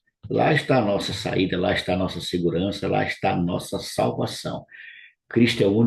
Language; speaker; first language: Portuguese; native; Portuguese